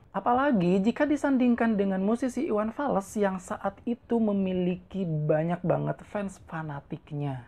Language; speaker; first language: Indonesian; native; Indonesian